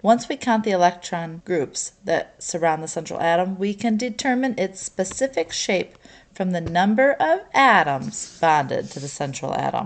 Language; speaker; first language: English; native; English